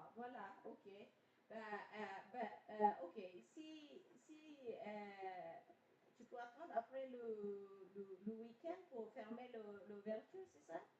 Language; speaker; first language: French; non-native, fluent; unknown